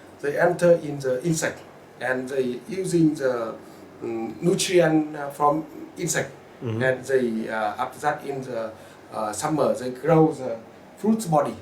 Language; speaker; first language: English; non-native, learner; Vietnamese